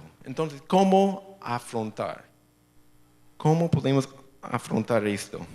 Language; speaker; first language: Spanish; non-native, fluent; English